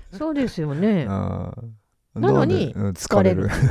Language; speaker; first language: Japanese; native; Japanese